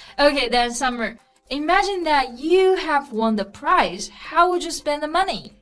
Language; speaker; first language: English; non-native, fluent; Chinese